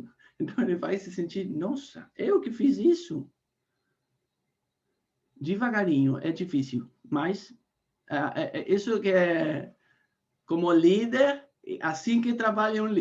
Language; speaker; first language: Portuguese; non-native, fluent; Spanish